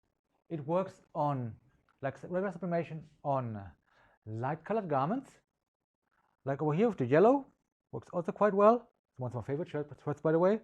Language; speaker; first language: English; non-native, fluent; German